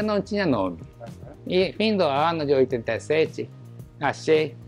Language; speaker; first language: Portuguese; non-native, learner; Japanese